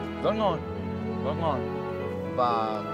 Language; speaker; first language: Vietnamese; non-native, learner; English